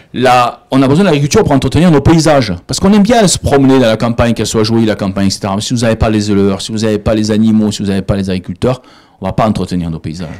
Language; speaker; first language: French; native; French